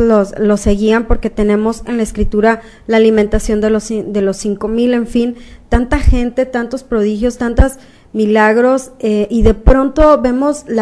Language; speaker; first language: Spanish; native; Spanish